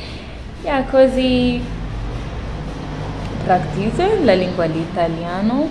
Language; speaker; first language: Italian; non-native, learner; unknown